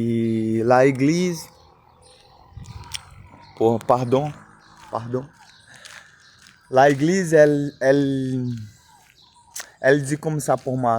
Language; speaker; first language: French; non-native, learner; Portuguese